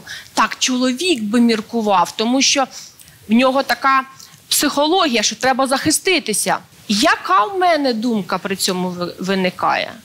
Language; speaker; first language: Ukrainian; native; Ukrainian